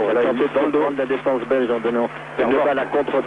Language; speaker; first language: French; native; French